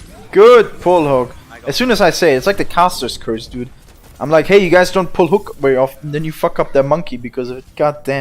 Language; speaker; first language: English; non-native, fluent; German